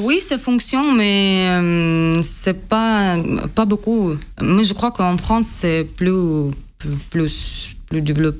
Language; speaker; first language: French; non-native, learner; Russian